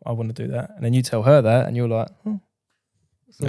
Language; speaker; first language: English; native; English